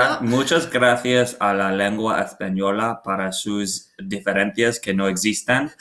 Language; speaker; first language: Spanish; non-native, learner; English